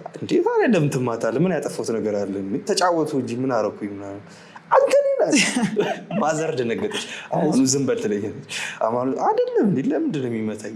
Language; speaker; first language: Amharic; native; Amharic